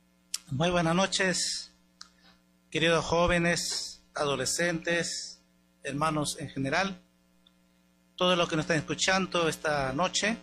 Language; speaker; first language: Spanish; native; Spanish